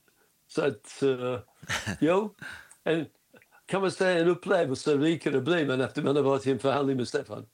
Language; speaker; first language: Swedish; non-native, fluent; English